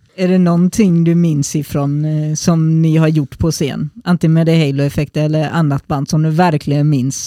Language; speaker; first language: Swedish; native; Swedish